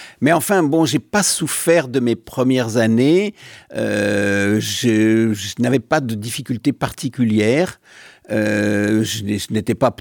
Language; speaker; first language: French; native; French